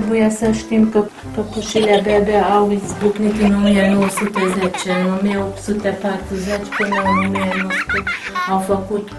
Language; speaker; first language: Romanian; non-native, local second language; Hungarian